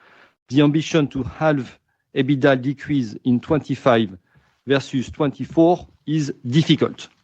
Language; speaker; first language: English; non-native, fluent; French